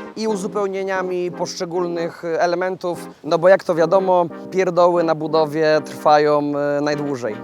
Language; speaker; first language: Polish; native; Polish